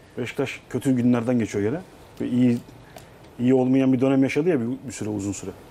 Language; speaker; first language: Turkish; native; Turkish